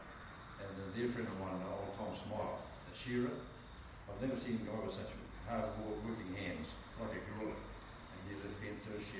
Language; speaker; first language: English; native; English